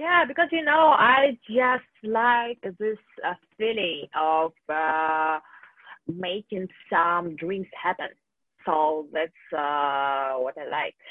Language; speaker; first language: English; non-native, fluent; Russian